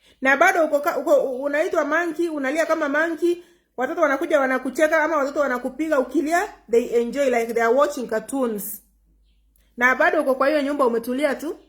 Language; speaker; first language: Swahili; non-native, local second language; Gusii